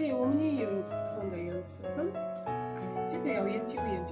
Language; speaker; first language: Chinese; non-native, learner; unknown